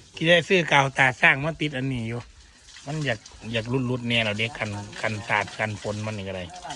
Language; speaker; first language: Thai; native; Thai